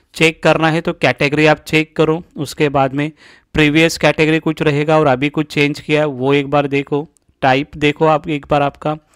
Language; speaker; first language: Hindi; non-native, local second language; Marathi